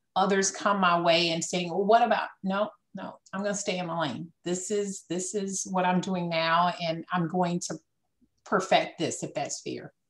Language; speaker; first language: English; native; English